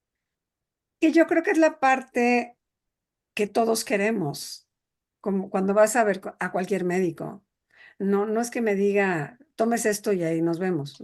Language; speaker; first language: Spanish; native; Spanish